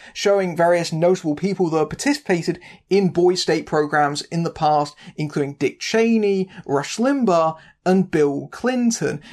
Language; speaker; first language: English; native; English